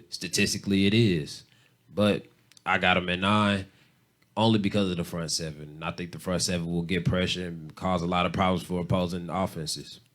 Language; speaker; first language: English; native; English